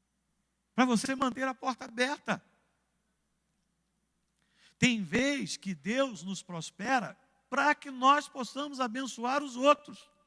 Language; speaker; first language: Portuguese; native; Portuguese